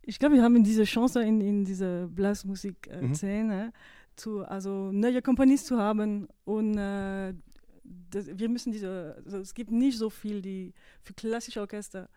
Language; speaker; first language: German; non-native, fluent; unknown